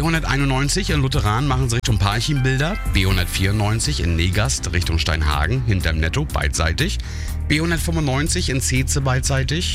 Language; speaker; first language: German; native; German